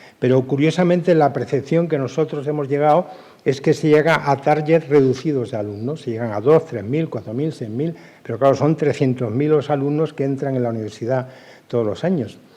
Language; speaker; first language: Spanish; native; Spanish